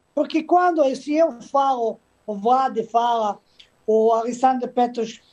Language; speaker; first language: Portuguese; non-native, fluent; Serbian